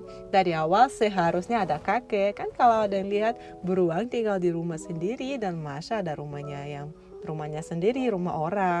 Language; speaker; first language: Indonesian; non-native, fluent; Russian